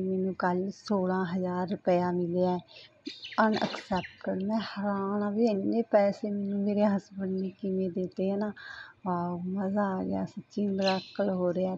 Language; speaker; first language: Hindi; non-native, local second language; Punjabi